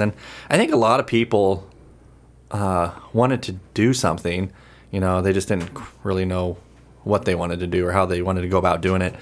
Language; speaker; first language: English; native; English